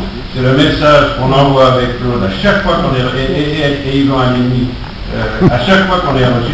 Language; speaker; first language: French; native; French